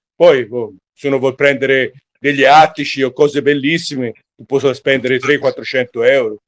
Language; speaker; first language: Italian; native; Italian